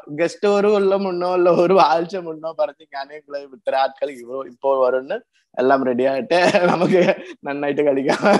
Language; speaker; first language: Malayalam; non-native, learner; Tamil